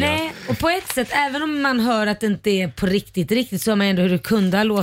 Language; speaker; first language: Swedish; native; Swedish